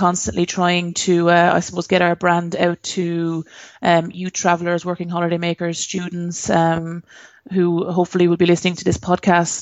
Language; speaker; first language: English; native; English